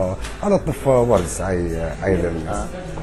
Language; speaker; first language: English; non-native, learner; Arabic